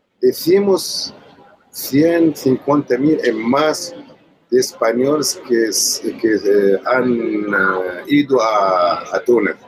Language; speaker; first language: Spanish; non-native, learner; Arabic